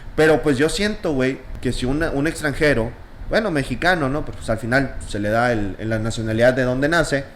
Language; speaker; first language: Spanish; native; Spanish